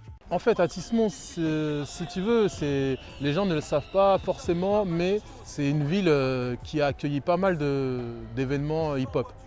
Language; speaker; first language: French; native; French